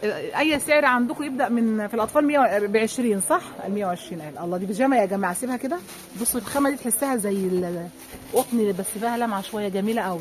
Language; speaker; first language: Arabic; native; Arabic